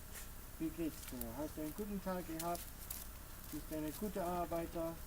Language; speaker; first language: German; non-native, learner; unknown